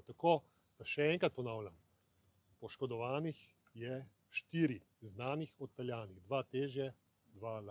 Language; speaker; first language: Slovenian; native; Slovenian